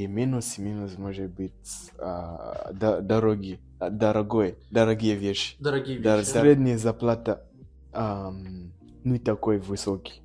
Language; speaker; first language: Russian; non-native, learner; Nyanja